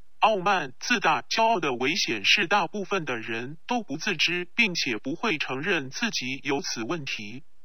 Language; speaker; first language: Chinese; non-native, local second language; Cantonese